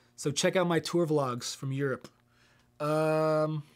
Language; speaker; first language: English; native; English